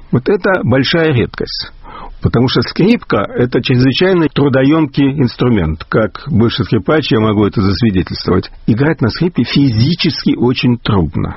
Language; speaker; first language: Russian; native; Russian